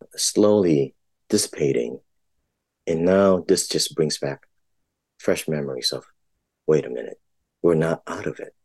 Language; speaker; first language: English; non-native, local second language; Filipino